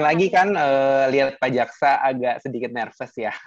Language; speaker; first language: Indonesian; native; Indonesian